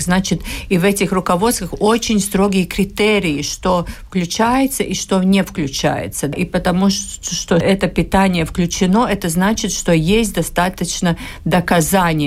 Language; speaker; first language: Russian; non-native, local second language; Latvian